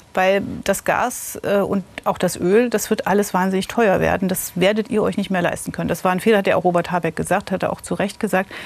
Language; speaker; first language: German; native; German